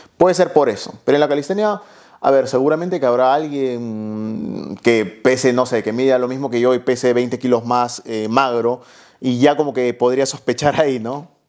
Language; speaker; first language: Spanish; native; Spanish